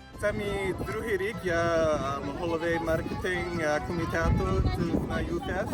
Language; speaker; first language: Ukrainian; early bilingual, heritage; Ukrainian